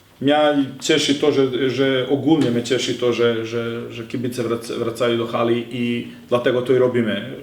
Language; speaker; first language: Polish; non-native, learner; Serbian